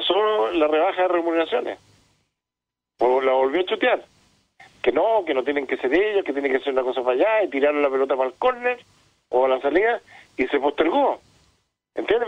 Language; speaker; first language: Spanish; native; Spanish